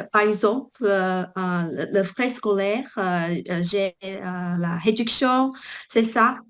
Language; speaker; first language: French; non-native, learner; Chinese